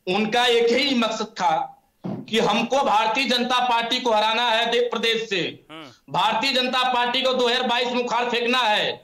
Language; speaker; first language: Hindi; native; Hindi